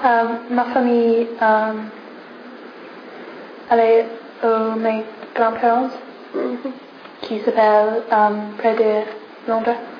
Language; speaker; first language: French; non-native, learner; English